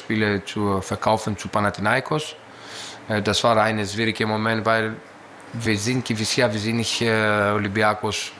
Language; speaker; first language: German; non-native, learner; Greek